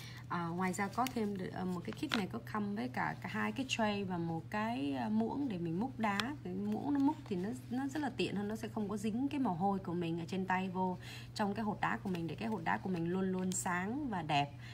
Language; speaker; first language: Vietnamese; native; Vietnamese